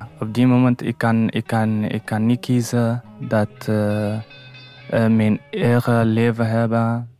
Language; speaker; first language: Dutch; non-native, learner; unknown